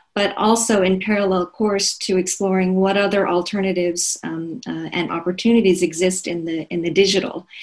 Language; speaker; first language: English; non-native, fluent; Korean